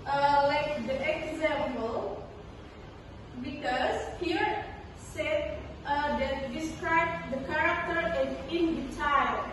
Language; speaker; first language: English; non-native, learner; Indonesian